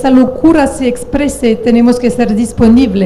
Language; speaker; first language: Spanish; non-native, fluent; French